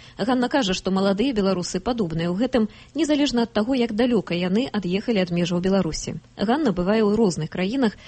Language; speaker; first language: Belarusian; native; Belarusian